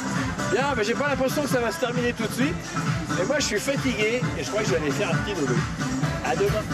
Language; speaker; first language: French; native; French